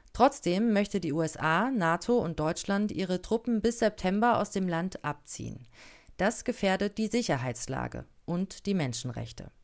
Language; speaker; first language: German; native; German